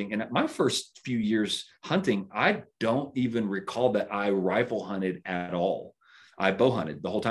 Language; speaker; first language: English; native; English